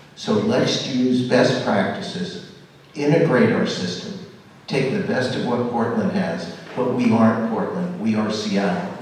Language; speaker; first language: English; native; English